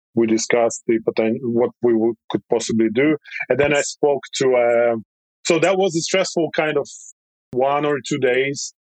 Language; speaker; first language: English; non-native, fluent; Russian